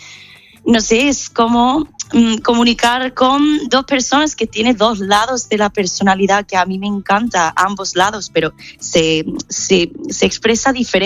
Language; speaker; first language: Spanish; non-native, fluent; English